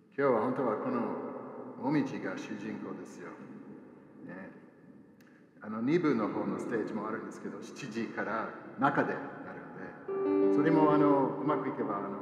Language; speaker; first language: Japanese; non-native, fluent; English